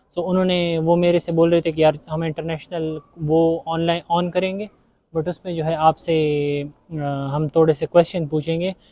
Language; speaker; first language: Urdu; native; Urdu